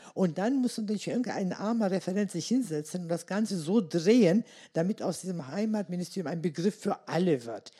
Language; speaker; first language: German; early bilingual, other home language; Turkish